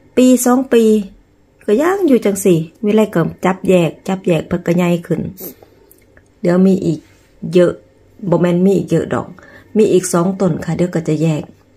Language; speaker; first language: Thai; native; Thai